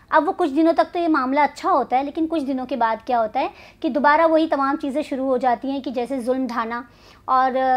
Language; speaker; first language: Hindi; non-native, local second language; Urdu